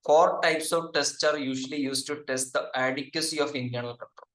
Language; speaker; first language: English; non-native, local second language; Malayalam